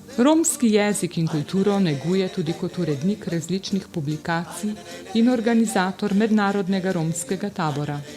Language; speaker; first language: Slovenian; native; Slovenian